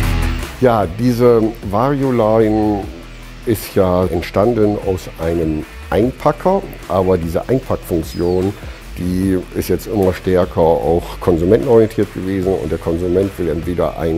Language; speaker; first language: German; native; German